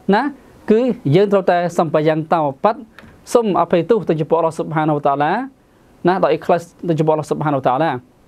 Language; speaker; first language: Khmer; non-native, local second language; Western Cham